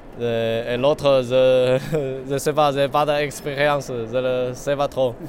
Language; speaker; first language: French; non-native, learner; Chinese